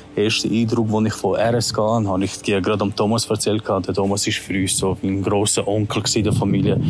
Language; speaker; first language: German; early bilingual, other home language; Albanian